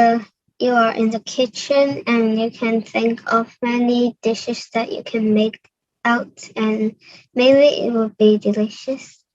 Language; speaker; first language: English; non-native, learner; Cantonese